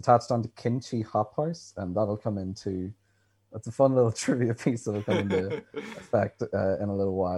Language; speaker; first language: English; native; English